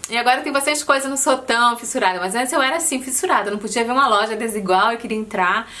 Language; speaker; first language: Portuguese; native; Portuguese